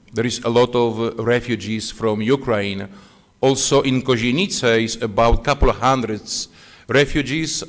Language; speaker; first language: English; non-native, fluent; Polish